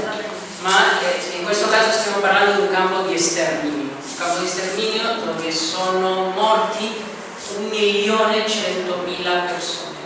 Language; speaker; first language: Italian; non-native, fluent; Spanish